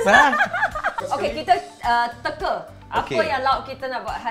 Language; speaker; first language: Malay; non-native, local second language; Cantonese